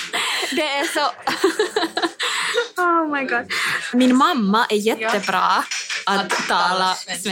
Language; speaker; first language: Swedish; non-native, learner; Finnish